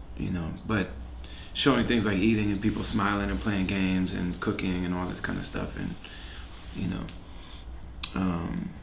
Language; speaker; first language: English; native; English